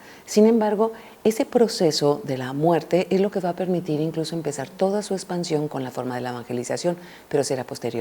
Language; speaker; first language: Spanish; native; Spanish